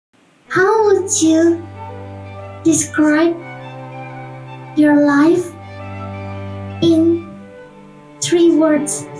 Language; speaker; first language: English; non-native, learner; Indonesian